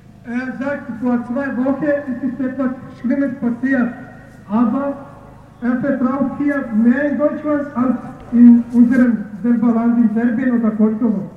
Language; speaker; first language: German; non-native, learner; Serbian